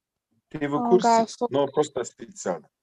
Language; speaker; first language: Russian; non-native, learner; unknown